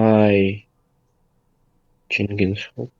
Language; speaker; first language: English; non-native, learner; Russian